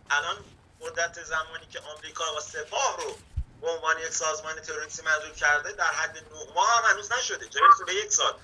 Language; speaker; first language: Persian; native; Persian